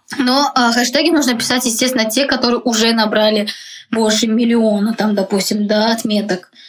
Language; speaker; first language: Russian; non-native, local second language; Tajik